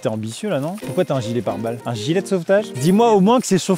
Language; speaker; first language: French; native; French